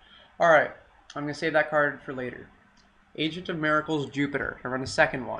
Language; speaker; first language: English; native; English